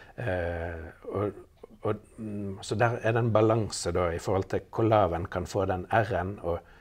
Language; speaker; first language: Norwegian; native; Norwegian